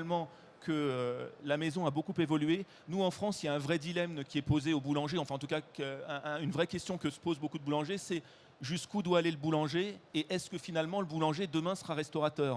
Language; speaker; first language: French; native; French